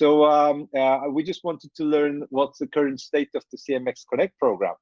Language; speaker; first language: English; non-native, fluent; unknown